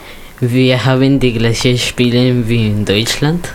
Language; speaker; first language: German; early bilingual, other home language; Spanish